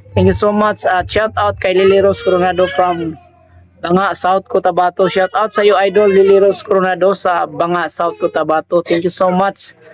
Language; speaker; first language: Filipino; non-native, local second language; Cebuano